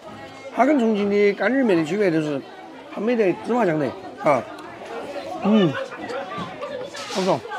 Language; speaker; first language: Chinese; native; Chinese